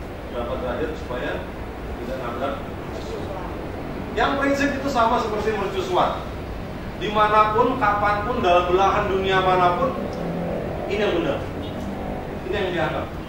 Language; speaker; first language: Indonesian; native; Indonesian